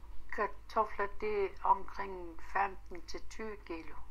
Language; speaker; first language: Danish; non-native, local second language; Kalaallisut